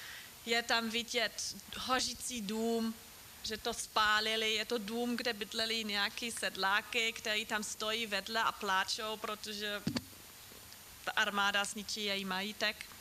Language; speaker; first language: Czech; non-native, fluent; German